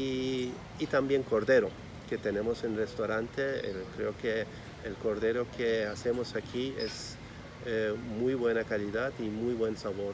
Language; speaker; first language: Spanish; non-native, fluent; Turkish